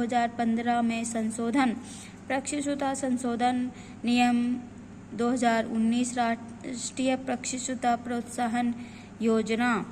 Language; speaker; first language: Hindi; native; Hindi